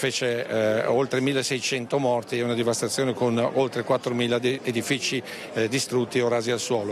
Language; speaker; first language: Italian; native; Italian